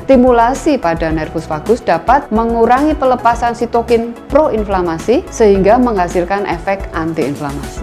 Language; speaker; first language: Indonesian; native; Indonesian